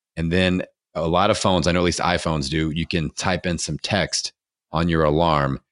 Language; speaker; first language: English; native; English